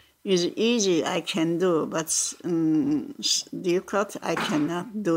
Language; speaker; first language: English; non-native, learner; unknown